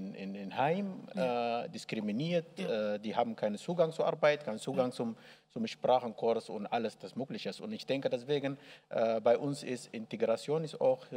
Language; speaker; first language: German; non-native, learner; Arabic